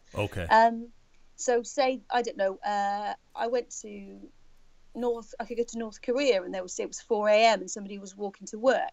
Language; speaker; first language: English; native; English